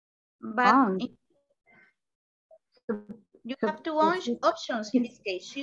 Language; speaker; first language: English; non-native, learner; Spanish